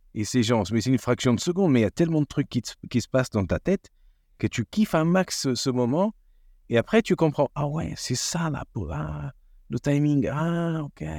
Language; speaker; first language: French; non-native, fluent; Portuguese